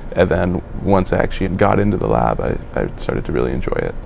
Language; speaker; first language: English; native; English